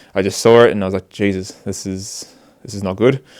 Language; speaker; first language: English; native; English